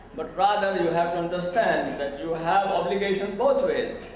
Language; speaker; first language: English; non-native, local second language; Urdu